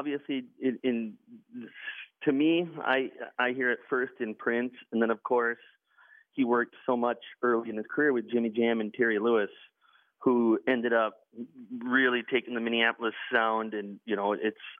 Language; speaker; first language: English; native; English